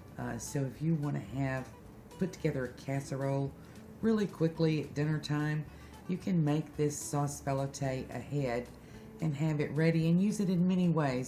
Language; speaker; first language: English; native; English